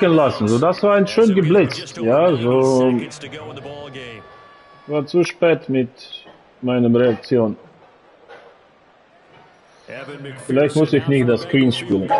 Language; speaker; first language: German; non-native, learner; Russian